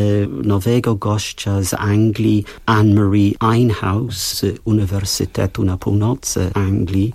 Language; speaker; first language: Polish; non-native, fluent; English